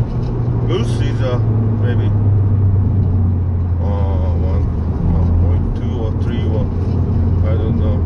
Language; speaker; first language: English; non-native, learner; Japanese